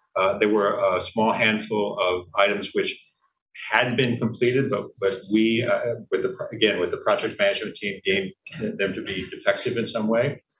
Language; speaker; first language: English; native; English